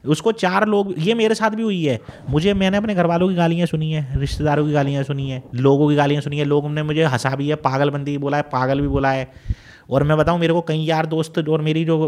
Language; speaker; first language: Hindi; native; Hindi